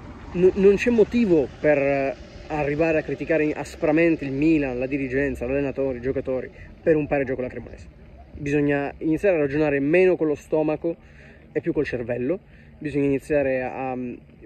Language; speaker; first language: Italian; native; Italian